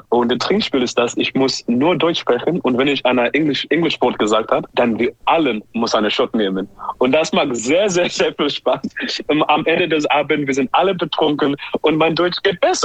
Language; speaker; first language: German; non-native, learner; English